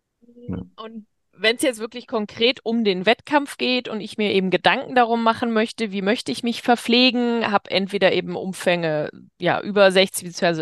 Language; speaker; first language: German; native; German